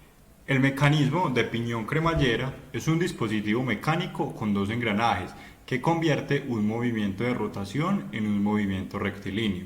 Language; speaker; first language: Spanish; native; Spanish